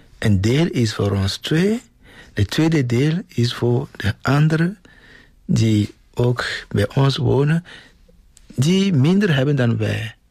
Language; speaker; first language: Dutch; non-native, fluent; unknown